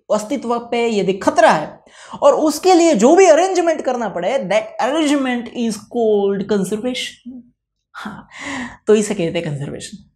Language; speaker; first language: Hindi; non-native, local second language; Gujarati